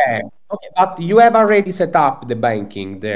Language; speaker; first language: English; non-native, learner; Italian